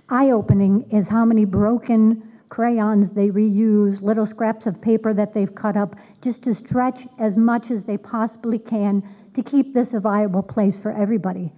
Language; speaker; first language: English; native; English